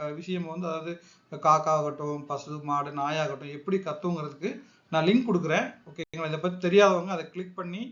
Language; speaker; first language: Tamil; native; Tamil